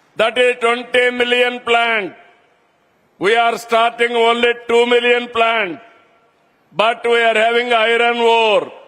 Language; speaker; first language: English; non-native, local second language; Telugu